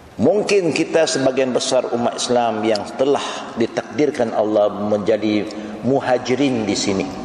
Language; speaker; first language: Malay; native; Malay